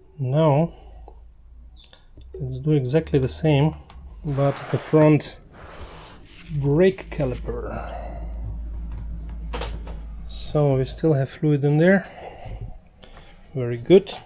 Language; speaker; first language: English; non-native, fluent; German